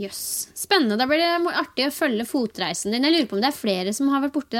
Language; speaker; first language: Norwegian; native; Norwegian